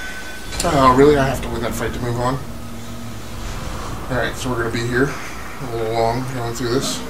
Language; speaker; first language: English; native; English